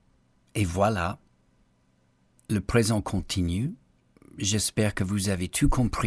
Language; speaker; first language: French; non-native, fluent; English